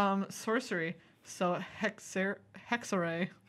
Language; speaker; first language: English; native; English